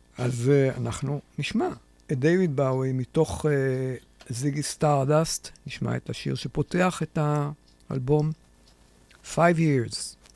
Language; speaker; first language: Hebrew; native; Hebrew